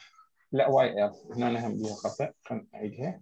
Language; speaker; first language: Arabic; native; Arabic